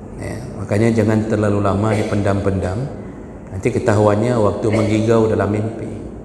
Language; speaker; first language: Malay; non-native, local second language; Achinese